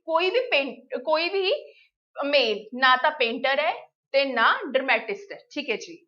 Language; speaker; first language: Hindi; non-native, local second language; Punjabi